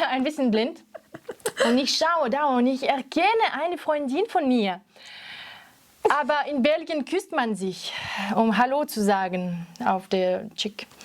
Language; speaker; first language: German; non-native, fluent; French